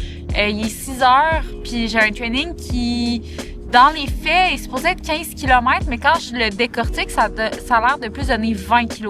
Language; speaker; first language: French; native; French